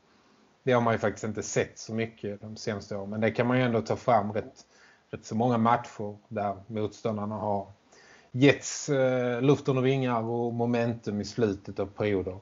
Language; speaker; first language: Swedish; native; Swedish